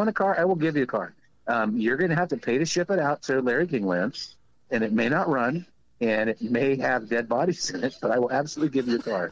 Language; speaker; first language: English; native; English